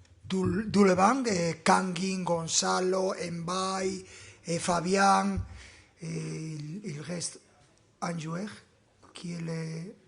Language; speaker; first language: French; non-native, fluent; Spanish